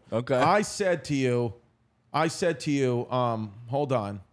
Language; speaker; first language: English; native; English